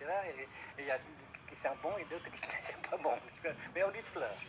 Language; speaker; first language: French; non-native, local second language; Vietnamese